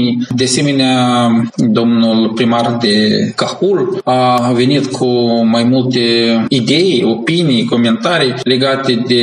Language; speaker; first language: Romanian; native; Romanian